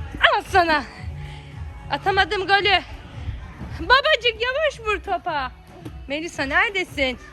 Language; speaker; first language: Turkish; native; Turkish